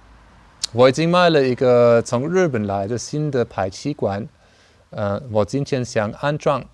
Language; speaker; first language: Chinese; non-native, learner; German